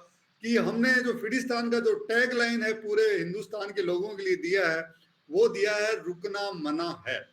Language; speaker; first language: Hindi; native; Hindi